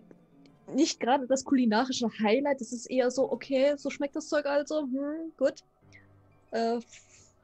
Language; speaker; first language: German; native; German